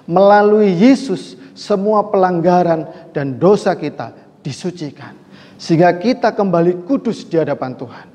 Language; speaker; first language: Indonesian; native; Indonesian